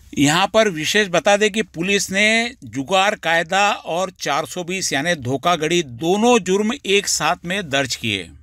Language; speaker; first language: Hindi; non-native, local second language; Marathi